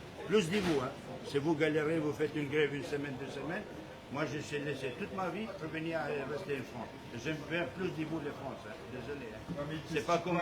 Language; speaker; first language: French; non-native, learner; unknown